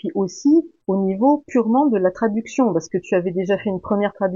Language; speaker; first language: French; native; French